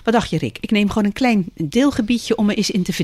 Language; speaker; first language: Dutch; native; Dutch